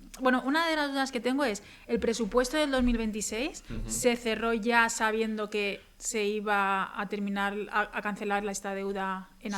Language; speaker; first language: Spanish; native; Spanish